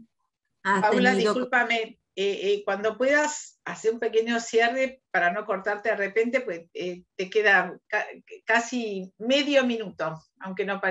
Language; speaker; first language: Spanish; native; Spanish